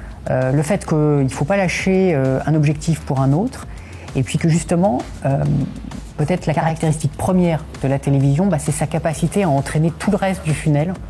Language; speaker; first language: French; native; French